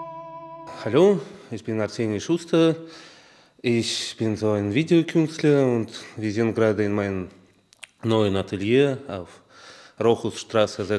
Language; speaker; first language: German; non-native, fluent; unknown